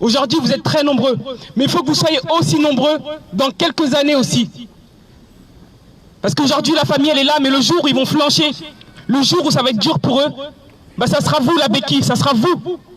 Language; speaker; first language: French; native; French